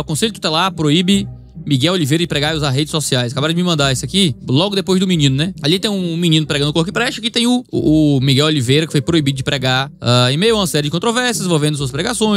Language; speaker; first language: Portuguese; native; Portuguese